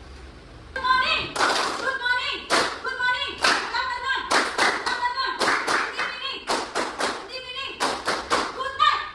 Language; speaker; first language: English; non-native, learner; Indonesian